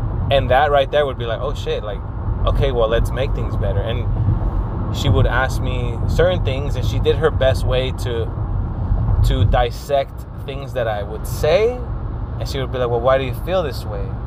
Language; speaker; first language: English; early bilingual, other home language; Spanish